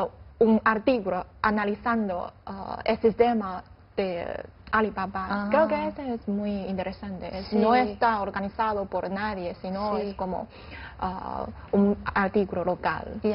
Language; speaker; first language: Spanish; non-native, fluent; Chinese